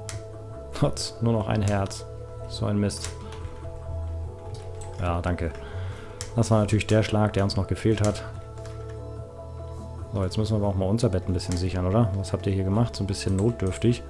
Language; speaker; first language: German; native; German